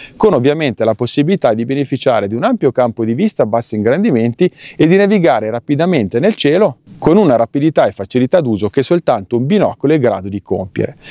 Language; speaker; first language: Italian; native; Italian